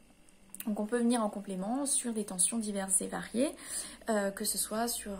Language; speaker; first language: French; native; French